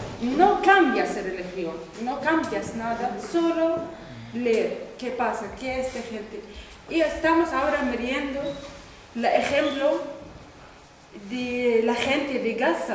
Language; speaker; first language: Spanish; non-native, learner; Arabic